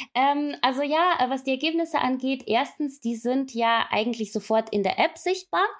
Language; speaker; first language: German; non-native, fluent; Ukrainian